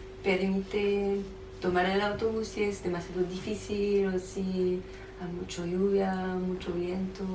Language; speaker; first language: Spanish; non-native, fluent; French